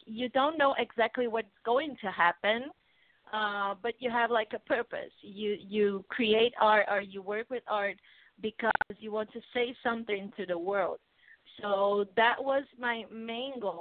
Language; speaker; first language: English; non-native, fluent; Portuguese